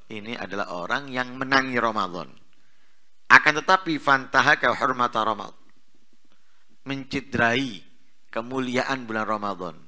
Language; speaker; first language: Indonesian; non-native, local second language; Javanese